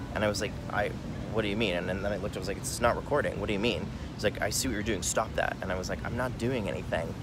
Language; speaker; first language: English; native; English